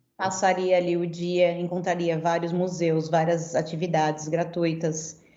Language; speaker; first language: Portuguese; native; Portuguese